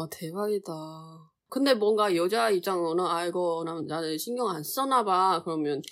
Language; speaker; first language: Korean; non-native, learner; Chinese